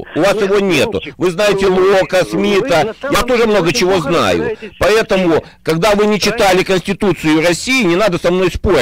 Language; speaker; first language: Russian; native; Russian